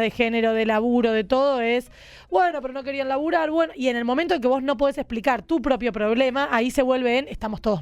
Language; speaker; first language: Spanish; native; Spanish